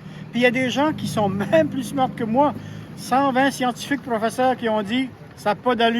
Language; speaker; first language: French; native; French